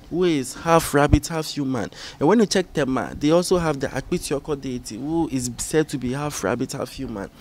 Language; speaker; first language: English; non-native, local second language; Ga